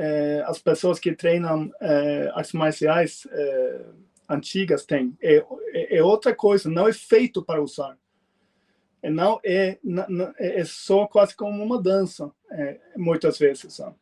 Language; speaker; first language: Portuguese; non-native, fluent; Swedish